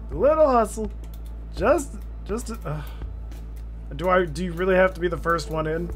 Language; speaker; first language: English; native; English